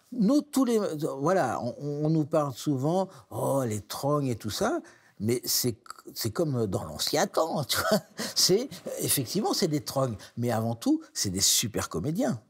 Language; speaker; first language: French; native; French